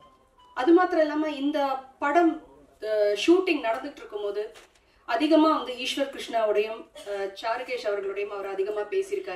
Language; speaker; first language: Tamil; native; Tamil